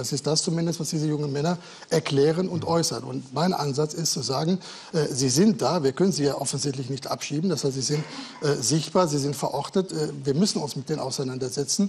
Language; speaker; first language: German; native; German